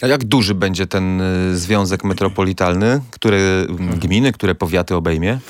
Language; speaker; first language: Polish; native; Polish